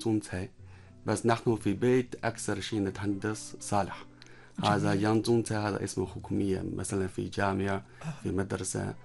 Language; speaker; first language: Arabic; non-native, learner; Chinese